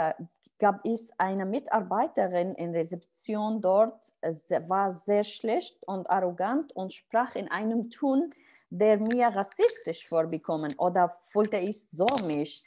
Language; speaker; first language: German; non-native, learner; Arabic